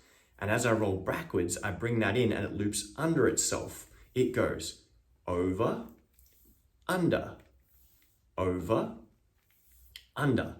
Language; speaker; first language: English; native; English